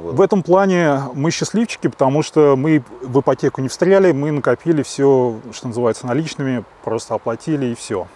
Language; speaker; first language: Russian; native; Russian